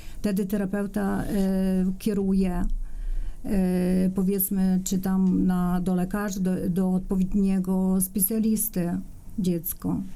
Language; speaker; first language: Polish; non-native, fluent; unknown